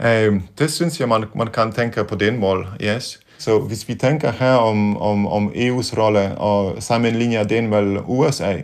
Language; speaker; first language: Danish; non-native, fluent; Polish